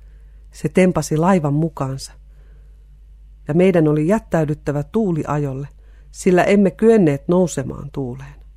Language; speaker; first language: Finnish; native; Finnish